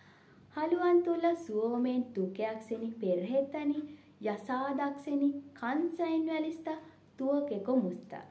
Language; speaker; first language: Finnish; non-native, learner; Sinhala